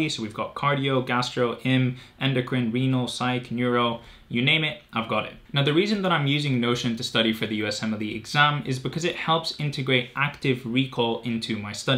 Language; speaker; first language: English; native; English